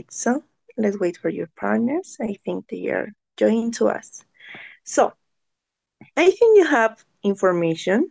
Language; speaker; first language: English; non-native, learner; Spanish